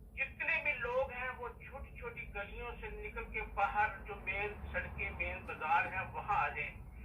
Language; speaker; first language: Urdu; non-native, local second language; Punjabi